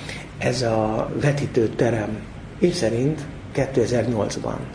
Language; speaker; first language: Hungarian; native; Hungarian